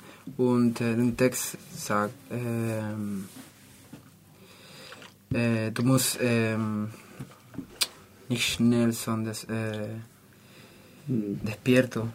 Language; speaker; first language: German; non-native, learner; Spanish